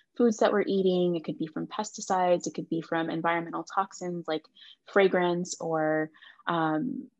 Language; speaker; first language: English; native; English